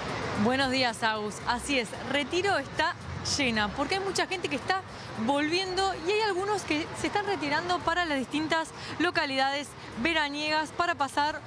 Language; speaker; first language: Spanish; native; Spanish